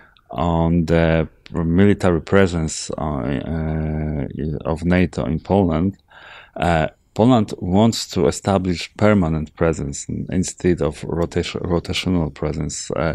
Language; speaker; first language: English; non-native, fluent; Polish